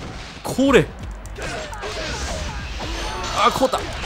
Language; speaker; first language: Japanese; native; Japanese